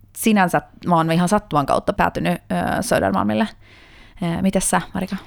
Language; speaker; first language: Finnish; native; Finnish